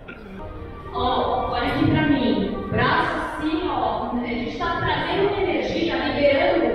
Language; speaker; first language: Portuguese; native; Portuguese